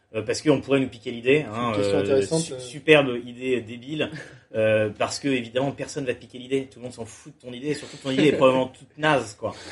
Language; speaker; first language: French; native; French